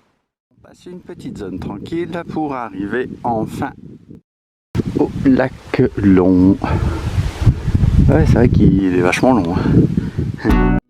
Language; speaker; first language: French; native; French